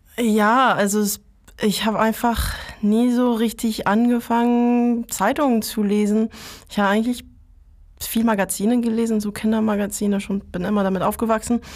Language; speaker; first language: German; non-native, fluent; French